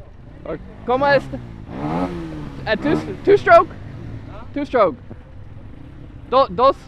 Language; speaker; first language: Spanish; non-native, learner; English